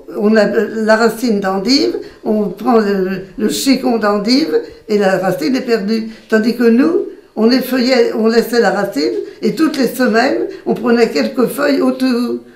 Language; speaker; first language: French; native; French